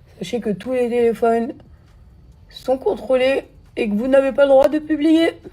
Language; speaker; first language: French; native; French